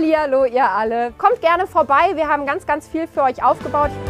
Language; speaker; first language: German; native; German